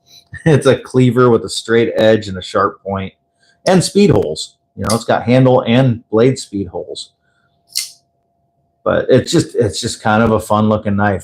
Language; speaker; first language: English; native; English